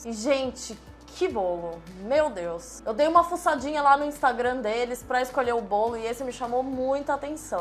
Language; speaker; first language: Portuguese; native; Portuguese